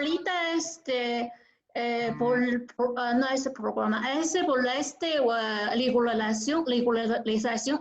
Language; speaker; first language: Spanish; non-native, learner; Chinese